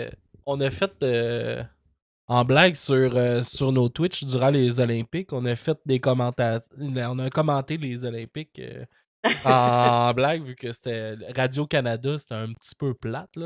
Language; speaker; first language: French; native; French